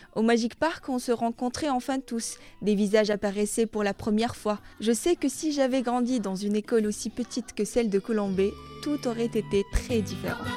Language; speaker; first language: French; non-native, local second language; Arabic